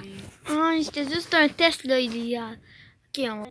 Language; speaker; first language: French; native; French